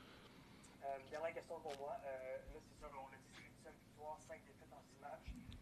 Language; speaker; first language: French; native; French